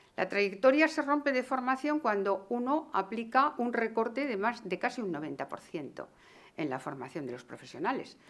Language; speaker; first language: Spanish; native; Spanish